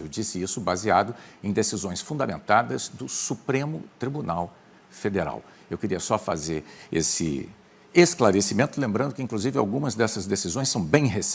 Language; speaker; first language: Portuguese; native; Portuguese